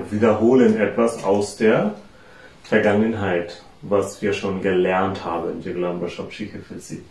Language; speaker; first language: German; non-native, fluent; Bangla